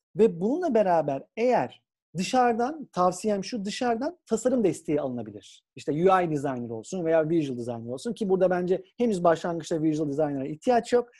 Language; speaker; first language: Turkish; native; Turkish